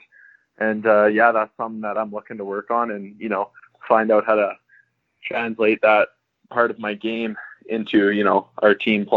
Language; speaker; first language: English; native; English